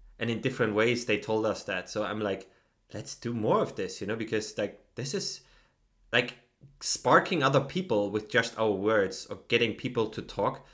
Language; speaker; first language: English; non-native, fluent; German